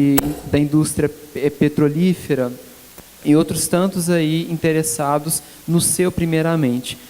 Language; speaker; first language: Portuguese; native; Portuguese